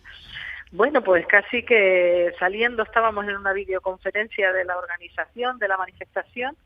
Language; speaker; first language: Spanish; native; Spanish